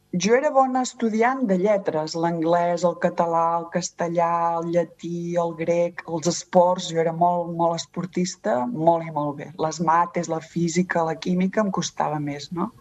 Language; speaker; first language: Catalan; native; Catalan